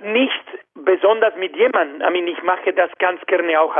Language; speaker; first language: German; non-native, fluent; Spanish